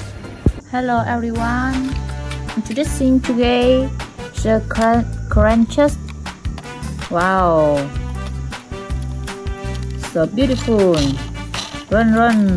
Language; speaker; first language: English; non-native, learner; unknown